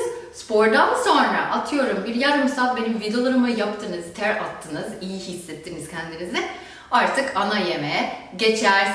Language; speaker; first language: Turkish; non-native, fluent; German